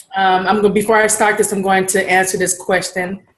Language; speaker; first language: English; native; English